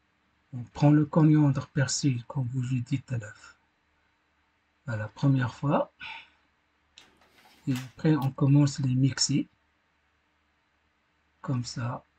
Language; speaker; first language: French; non-native, fluent; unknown